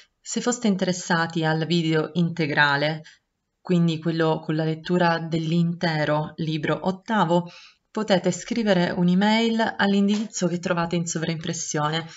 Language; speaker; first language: Italian; native; Italian